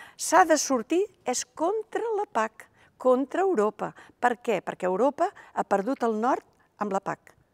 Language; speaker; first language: Catalan; native; Catalan